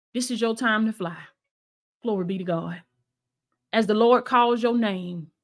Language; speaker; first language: English; native; English